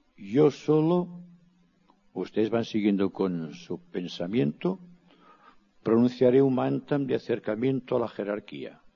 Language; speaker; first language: Spanish; non-native, local second language; Catalan